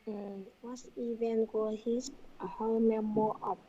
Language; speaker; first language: English; non-native, learner; Vietnamese